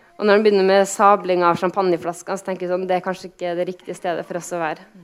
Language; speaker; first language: Norwegian; native; Norwegian